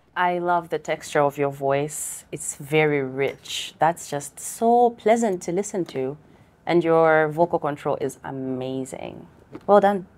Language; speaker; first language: English; non-native, local second language; Bemba